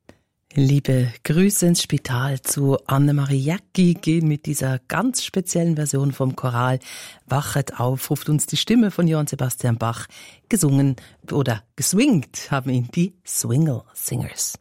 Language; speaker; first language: German; native; German